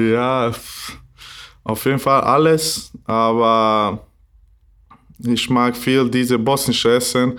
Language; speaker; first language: German; non-native, learner; Bosnian